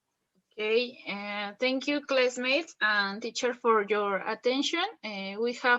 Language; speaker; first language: English; non-native, learner; Spanish